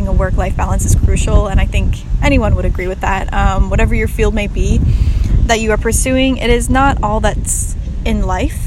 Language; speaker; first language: English; native; English